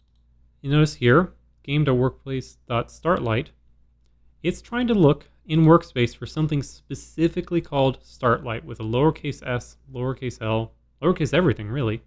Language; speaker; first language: English; native; English